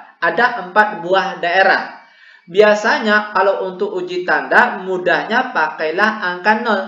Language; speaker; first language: Indonesian; native; Indonesian